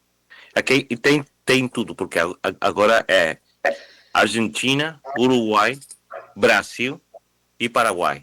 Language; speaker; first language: Portuguese; non-native, fluent; Spanish